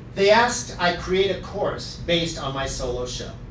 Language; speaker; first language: English; native; English